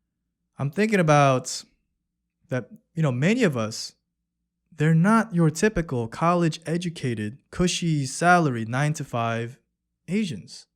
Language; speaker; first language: English; early bilingual, other home language; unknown